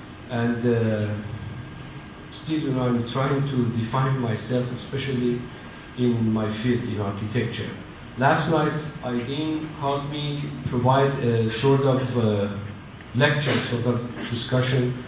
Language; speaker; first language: English; non-native, fluent; Persian